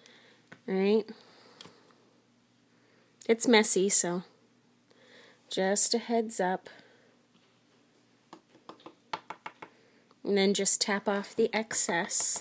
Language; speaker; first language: English; native; English